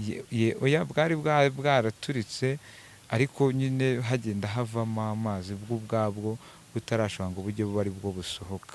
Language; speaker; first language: Kinyarwanda; native; Kinyarwanda